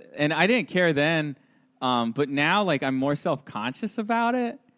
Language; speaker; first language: English; native; English